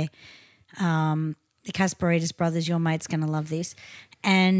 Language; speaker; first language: English; native; English